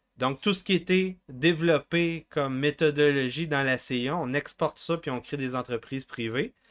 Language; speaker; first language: French; native; French